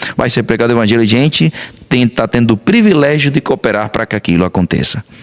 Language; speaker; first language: Portuguese; non-native, fluent; Spanish